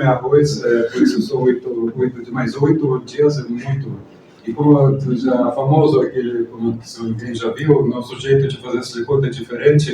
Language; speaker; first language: Portuguese; non-native, fluent; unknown